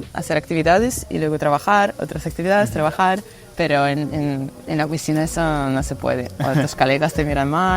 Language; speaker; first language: Spanish; non-native, fluent; Russian